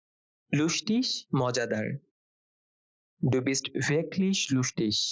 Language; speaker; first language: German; non-native, fluent; Bangla